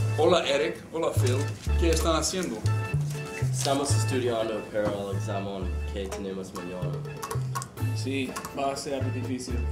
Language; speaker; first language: Spanish; non-native, learner; English